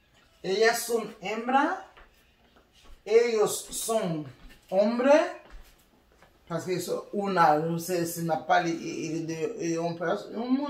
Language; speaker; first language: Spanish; non-native, learner; Haitian Creole